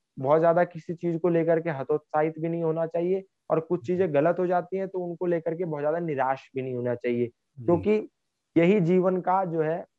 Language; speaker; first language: Hindi; native; Hindi